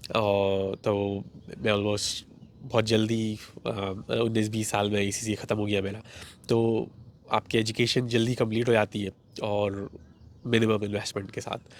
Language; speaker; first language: Urdu; native; Urdu